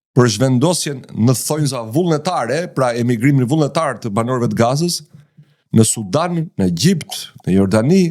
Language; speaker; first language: Albanian; native; Albanian